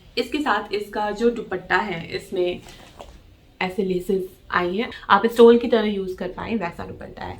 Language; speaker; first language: Hindi; native; Hindi